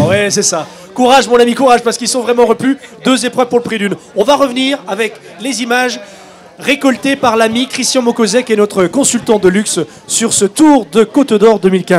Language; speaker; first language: French; native; French